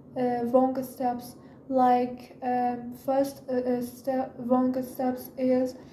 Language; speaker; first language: English; non-native, learner; Persian